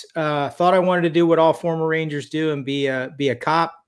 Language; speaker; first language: English; native; English